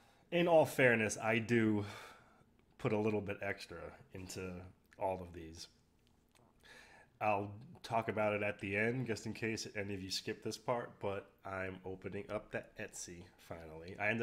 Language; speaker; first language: English; native; English